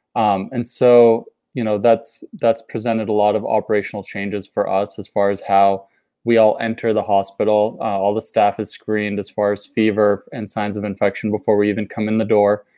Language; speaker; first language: English; native; English